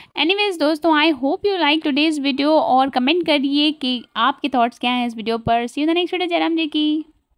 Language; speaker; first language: Hindi; native; Hindi